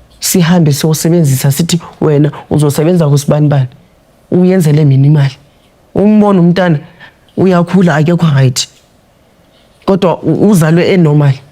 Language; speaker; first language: Zulu; non-native, local second language; Tsonga